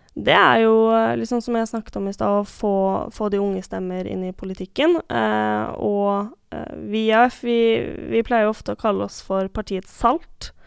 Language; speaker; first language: Norwegian; native; Norwegian